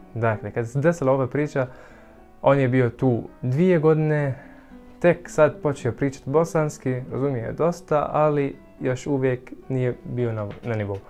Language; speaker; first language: Bosnian; non-native, fluent; Arabic